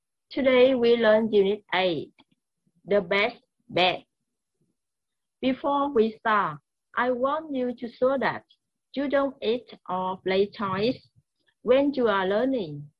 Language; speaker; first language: English; non-native, fluent; Vietnamese